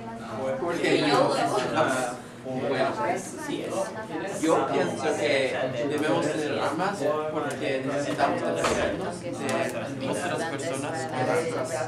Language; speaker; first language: Spanish; non-native, learner; English